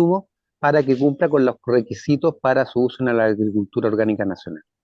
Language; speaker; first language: Spanish; native; Spanish